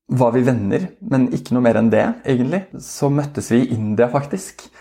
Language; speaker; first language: Norwegian; native; Norwegian